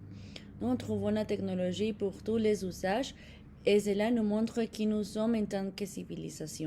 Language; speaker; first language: French; non-native, fluent; Spanish